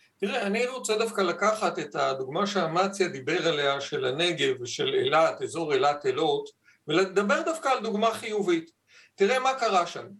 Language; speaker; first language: Hebrew; native; Hebrew